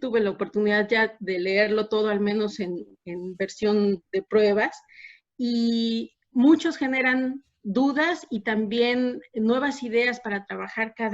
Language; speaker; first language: Spanish; native; Spanish